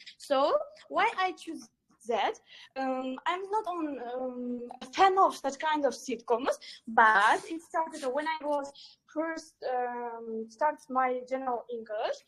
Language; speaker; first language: English; non-native, learner; Uzbek